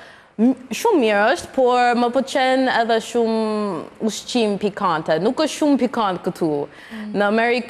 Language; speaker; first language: Albanian; non-native, learner; English